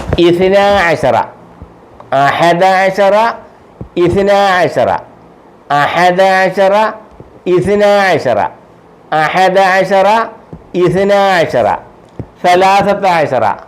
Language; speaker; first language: Arabic; non-native, fluent; Malayalam